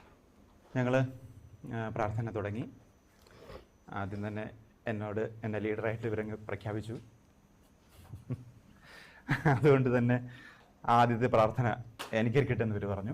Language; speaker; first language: Malayalam; native; Malayalam